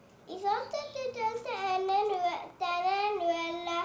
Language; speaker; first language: Finnish; early bilingual, heritage; English